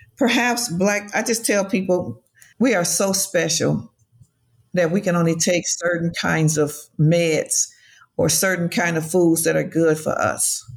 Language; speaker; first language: English; native; English